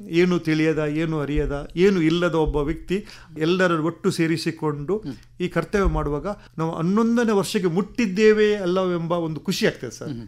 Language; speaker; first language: Kannada; non-native, local second language; Tulu